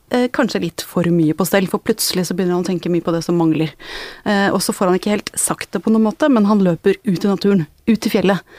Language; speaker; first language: Norwegian; native; Norwegian